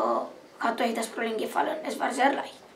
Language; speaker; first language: German; non-native, learner; Romanian